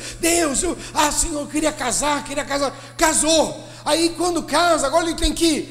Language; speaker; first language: Portuguese; native; Portuguese